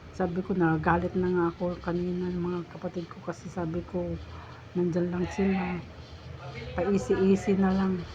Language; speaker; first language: Filipino; non-native, local second language; Iloko